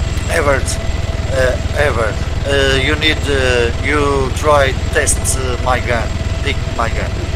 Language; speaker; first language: English; non-native, learner; Portuguese